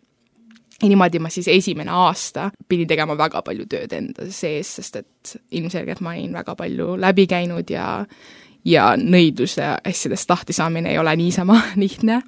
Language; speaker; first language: Estonian; early bilingual, heritage; Estonian